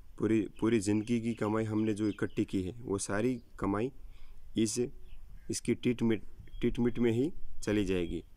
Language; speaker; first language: Hindi; non-native, local second language; Gujarati